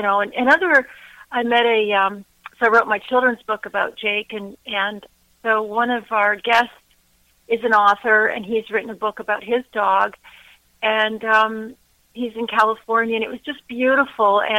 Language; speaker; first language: English; native; English